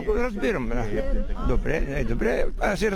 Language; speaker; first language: Bulgarian; non-native, learner; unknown